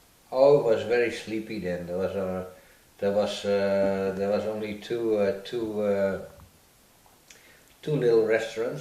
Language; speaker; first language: English; non-native, fluent; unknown